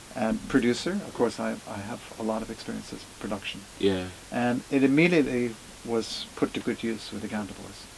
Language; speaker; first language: English; native; English